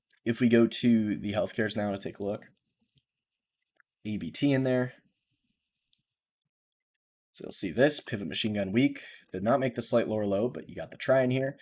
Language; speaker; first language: English; native; English